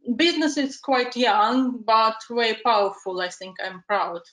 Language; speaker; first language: English; non-native, fluent; Ukrainian